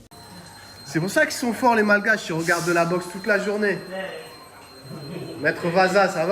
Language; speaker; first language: French; native; French